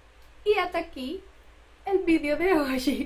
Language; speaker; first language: Portuguese; non-native, fluent; Spanish